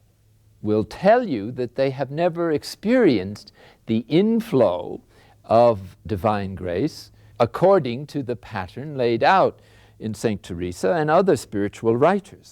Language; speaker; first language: English; native; English